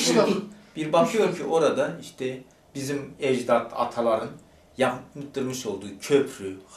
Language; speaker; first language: Turkish; native; Turkish